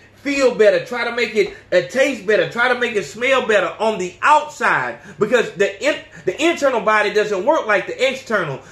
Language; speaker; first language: English; native; English